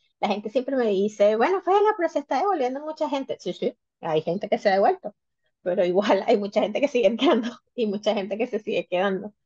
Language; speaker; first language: Spanish; native; Spanish